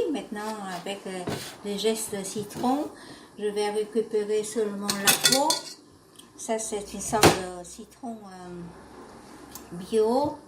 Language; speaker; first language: French; non-native, learner; Vietnamese